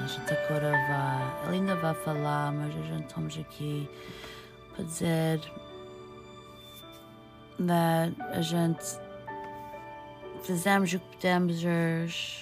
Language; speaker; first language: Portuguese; early bilingual, heritage; Portuguese